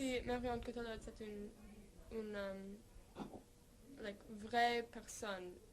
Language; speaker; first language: French; non-native, learner; English